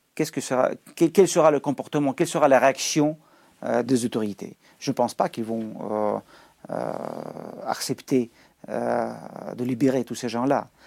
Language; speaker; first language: French; non-native, fluent; Russian